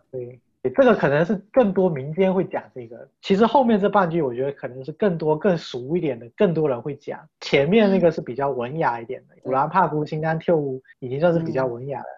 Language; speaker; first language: Chinese; native; Chinese